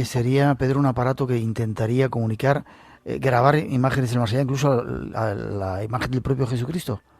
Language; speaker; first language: Spanish; native; Spanish